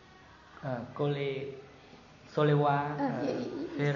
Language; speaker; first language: Japanese; non-native, learner; Vietnamese